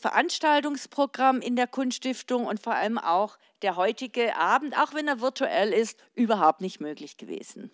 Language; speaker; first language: German; native; German